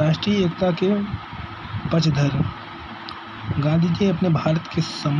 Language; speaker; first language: Hindi; native; Hindi